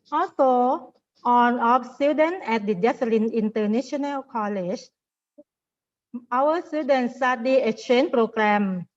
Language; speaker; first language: English; non-native, learner; Thai